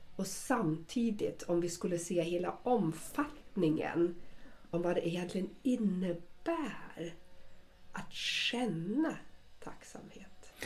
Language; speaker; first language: Swedish; non-native, fluent; German